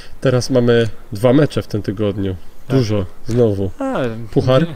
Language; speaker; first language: Polish; native; Polish